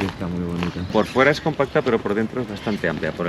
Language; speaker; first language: Spanish; native; Spanish